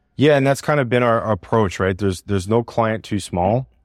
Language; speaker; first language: English; native; English